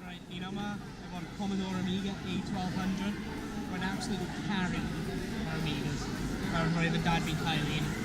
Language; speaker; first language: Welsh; non-native, local second language; English